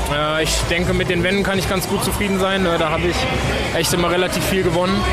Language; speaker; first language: German; native; German